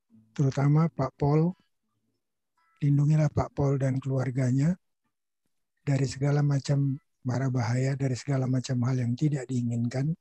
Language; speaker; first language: Indonesian; native; Indonesian